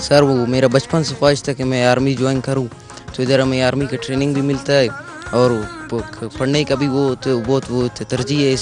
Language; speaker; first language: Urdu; non-native, local second language; Pashto